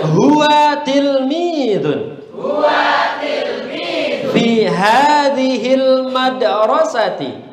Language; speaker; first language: Arabic; non-native, fluent; Indonesian